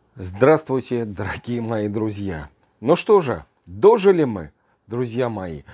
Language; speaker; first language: Russian; native; Russian